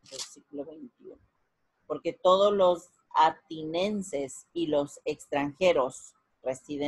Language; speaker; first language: Spanish; native; Spanish